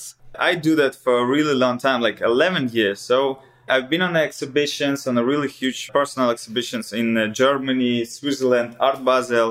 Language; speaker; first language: English; non-native, learner; Russian